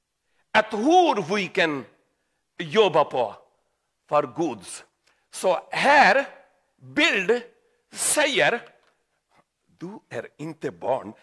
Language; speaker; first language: Swedish; non-native, learner; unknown